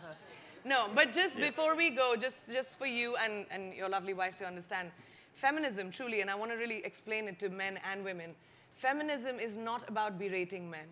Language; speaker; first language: English; non-native, local second language; Hindi